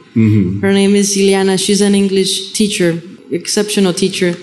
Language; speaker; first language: English; non-native, fluent; Spanish